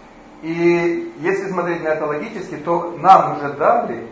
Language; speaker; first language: Polish; non-native, learner; Russian